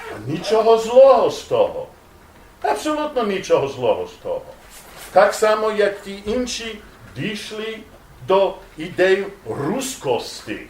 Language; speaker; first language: Ukrainian; non-native, learner; English